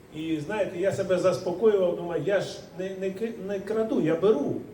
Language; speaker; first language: Ukrainian; native; Ukrainian